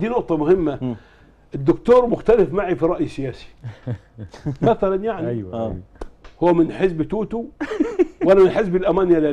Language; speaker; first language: Arabic; native; Arabic